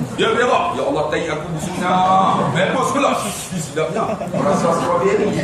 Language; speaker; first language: Malay; native; Malay